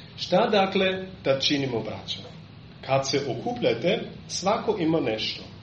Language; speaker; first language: Serbian; non-native, fluent; German